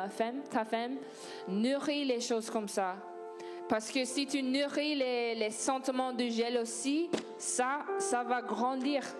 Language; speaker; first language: French; non-native, learner; English